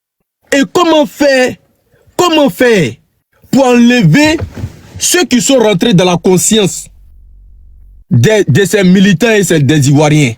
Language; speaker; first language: French; native; French